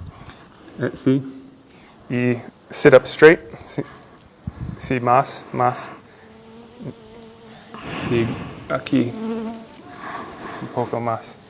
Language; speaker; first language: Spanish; non-native, learner; English